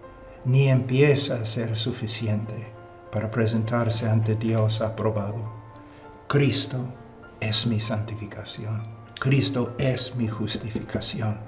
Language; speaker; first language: Spanish; non-native, fluent; English